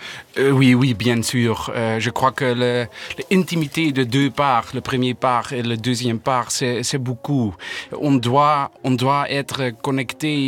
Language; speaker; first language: French; non-native, learner; Dutch